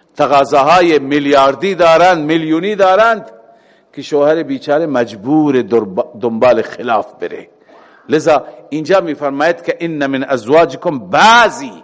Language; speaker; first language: Persian; native; Persian